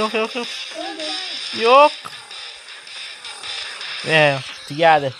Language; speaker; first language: Turkish; non-native, learner; Uzbek